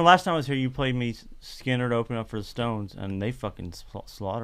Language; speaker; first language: English; native; English